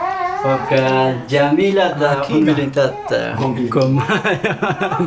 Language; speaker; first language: Swedish; non-native, learner; Persian